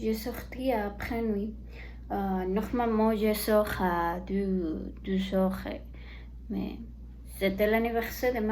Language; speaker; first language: French; non-native, learner; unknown